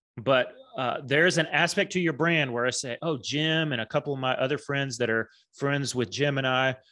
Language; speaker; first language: English; native; English